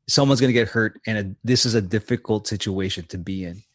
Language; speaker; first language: English; native; English